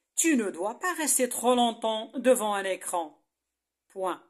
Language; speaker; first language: French; non-native, local second language; Arabic